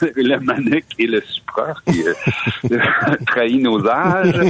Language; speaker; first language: French; native; French